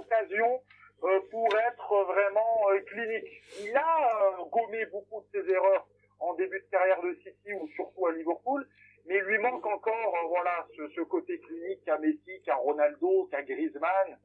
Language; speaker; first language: French; native; French